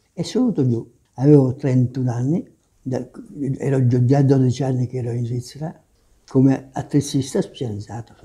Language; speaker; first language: Italian; native; Italian